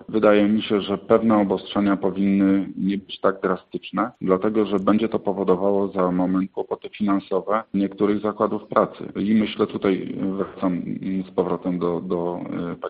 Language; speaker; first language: Polish; native; Polish